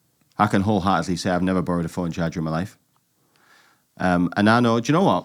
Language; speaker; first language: English; native; English